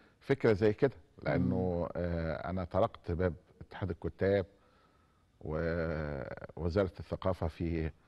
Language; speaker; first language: Arabic; native; Arabic